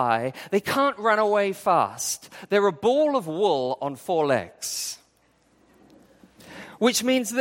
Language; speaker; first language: English; native; English